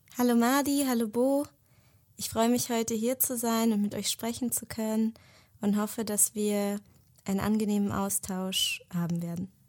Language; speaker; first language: German; early bilingual, other home language; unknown